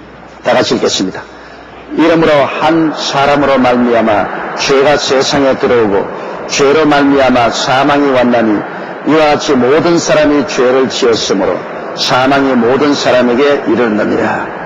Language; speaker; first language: Korean; native; Korean